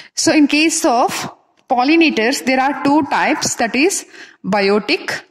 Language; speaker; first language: English; non-native, local second language; Kannada